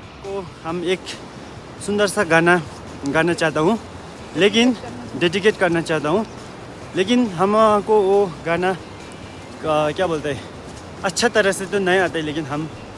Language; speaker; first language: Hindi; non-native, local second language; Nepali